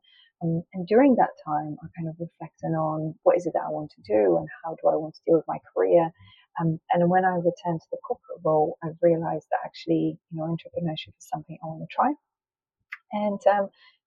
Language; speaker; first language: English; non-native, fluent; Polish